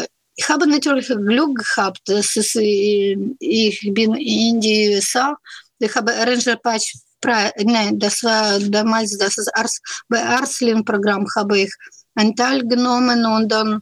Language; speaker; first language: German; non-native, learner; Russian